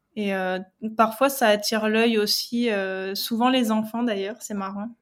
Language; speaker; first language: French; native; French